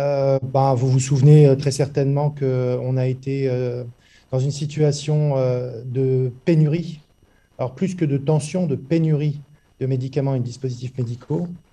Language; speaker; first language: French; native; French